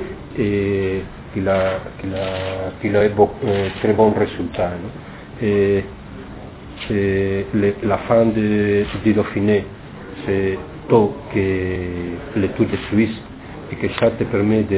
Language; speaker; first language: French; non-native, fluent; Spanish